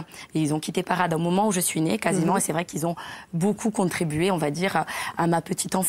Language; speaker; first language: French; native; French